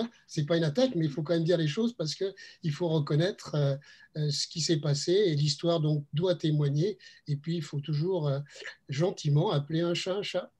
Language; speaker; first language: French; native; French